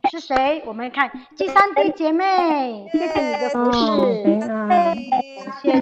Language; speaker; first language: Chinese; early bilingual, heritage; Chinese